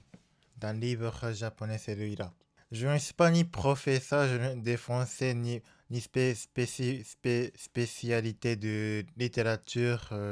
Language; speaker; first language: French; non-native, learner; Japanese